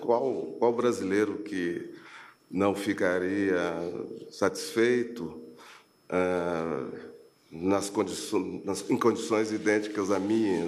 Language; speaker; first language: Portuguese; native; Portuguese